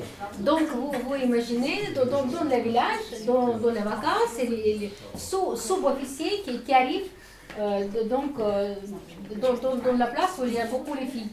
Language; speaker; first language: French; non-native, learner; Russian